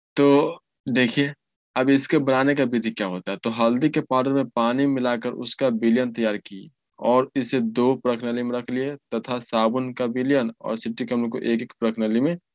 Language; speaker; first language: Hindi; native; Hindi